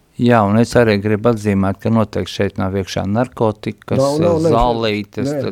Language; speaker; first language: Latvian; non-native, local second language; Russian